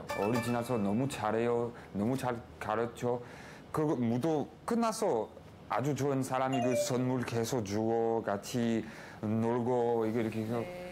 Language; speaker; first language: Korean; non-native, learner; French